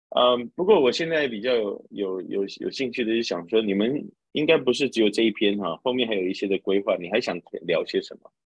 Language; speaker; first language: Chinese; native; Chinese